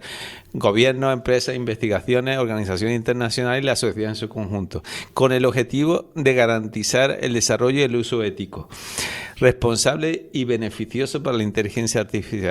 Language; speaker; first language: Spanish; native; Spanish